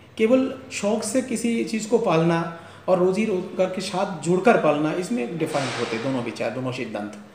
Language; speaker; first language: Hindi; non-native, local second language; Bangla